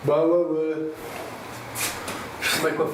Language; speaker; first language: French; native; French